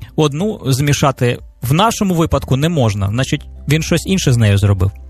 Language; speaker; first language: Ukrainian; native; Ukrainian